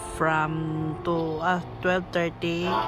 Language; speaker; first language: English; non-native, learner; Filipino